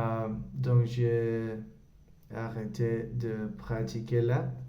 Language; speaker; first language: French; non-native, learner; Spanish